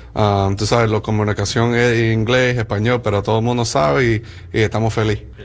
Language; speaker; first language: Spanish; early bilingual, heritage; Spanish